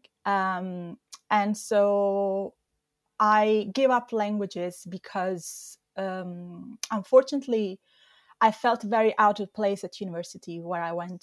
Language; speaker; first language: English; non-native, fluent; Italian